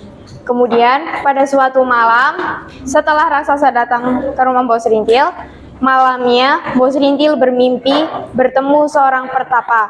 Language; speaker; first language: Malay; non-native, local second language; Javanese